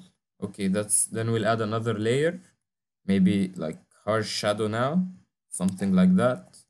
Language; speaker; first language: English; non-native, fluent; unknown